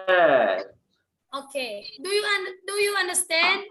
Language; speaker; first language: English; non-native, learner; Indonesian